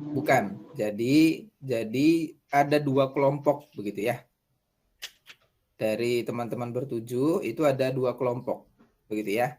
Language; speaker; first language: Indonesian; native; Indonesian